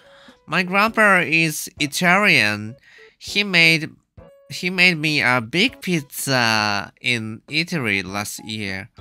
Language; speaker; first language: English; non-native, learner; Japanese